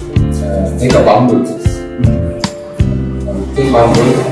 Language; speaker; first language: English; non-native, learner; Japanese